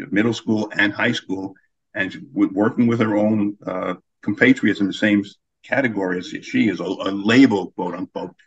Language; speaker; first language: English; native; English